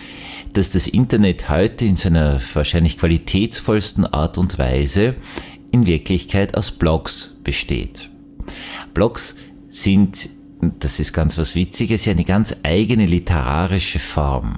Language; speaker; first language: German; native; German